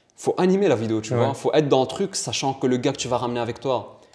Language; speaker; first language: French; early bilingual, other home language; Italian